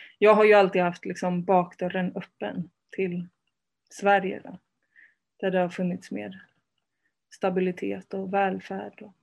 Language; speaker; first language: Swedish; early bilingual, other home language; Spanish